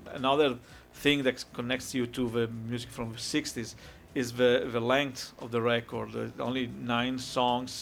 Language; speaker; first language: English; non-native, fluent; Italian